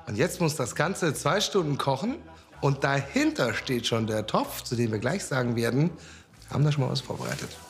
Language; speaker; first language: German; native; German